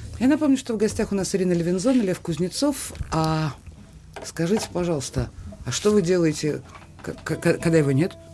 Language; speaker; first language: Russian; native; Russian